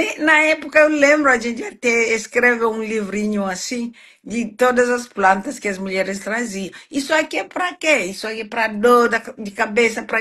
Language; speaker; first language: Portuguese; non-native, fluent; Swahili